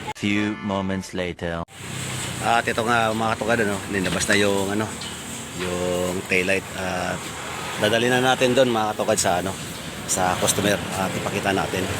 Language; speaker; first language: Filipino; native; Filipino